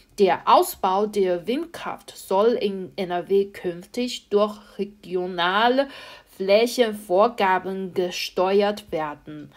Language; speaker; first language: German; non-native, fluent; Chinese